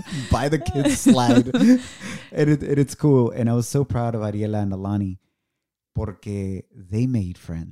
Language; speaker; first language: English; early bilingual, other home language; Spanish